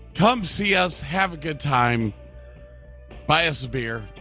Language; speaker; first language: English; native; English